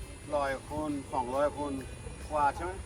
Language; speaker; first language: Thai; non-native, learner; Hindi